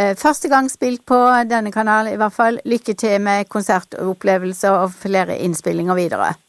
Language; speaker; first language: Norwegian; native; Norwegian